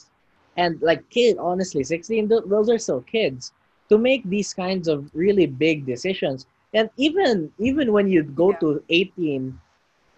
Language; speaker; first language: English; non-native, local second language; Cebuano